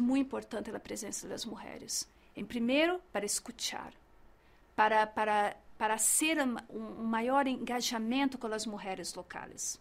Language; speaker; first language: Spanish; non-native, learner; Portuguese